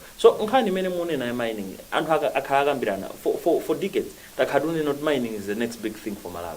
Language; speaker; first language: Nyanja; native; Nyanja